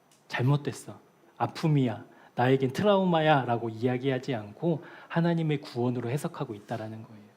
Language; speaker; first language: Korean; native; Korean